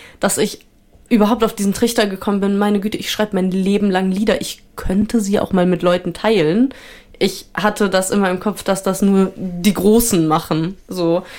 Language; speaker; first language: German; native; German